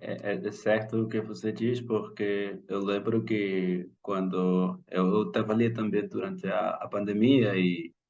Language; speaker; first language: Portuguese; non-native, fluent; Spanish